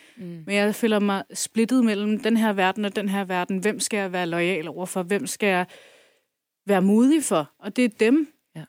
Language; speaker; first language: Danish; early bilingual, other home language; Kurdish